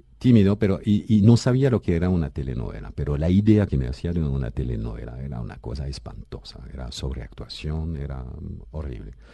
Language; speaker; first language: Spanish; non-native, fluent; French